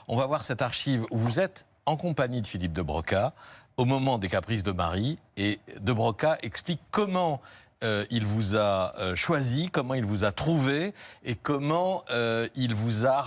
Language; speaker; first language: French; native; French